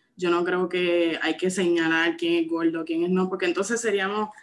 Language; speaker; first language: Spanish; native; Spanish